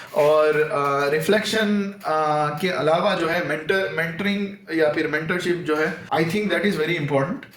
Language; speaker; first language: Urdu; native; Urdu